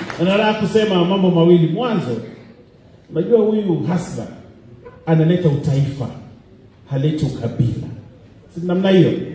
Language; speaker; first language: Swahili; non-native, local second language; Giryama